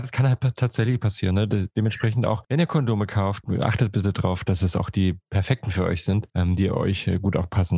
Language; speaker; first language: German; native; German